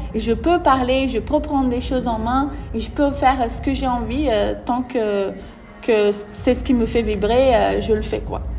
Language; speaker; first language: French; early bilingual, other home language; Portuguese